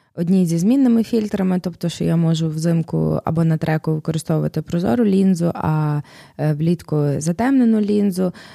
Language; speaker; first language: Ukrainian; native; Ukrainian